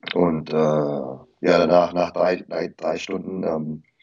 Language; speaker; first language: German; early bilingual, heritage; Indonesian